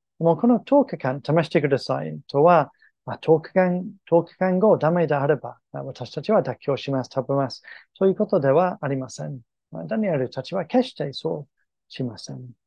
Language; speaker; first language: Japanese; non-native, fluent; English